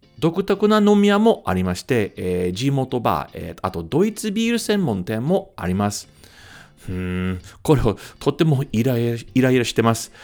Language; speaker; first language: Japanese; non-native, fluent; English